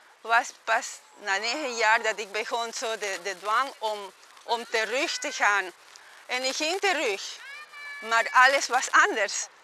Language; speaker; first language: Dutch; non-native, fluent; Spanish